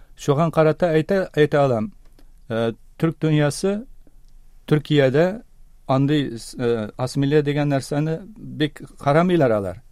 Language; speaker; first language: Tatar; early bilingual, heritage; Tatar